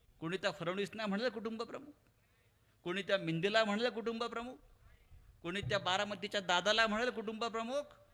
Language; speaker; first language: Marathi; native; Marathi